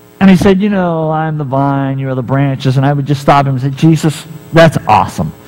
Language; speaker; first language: English; native; English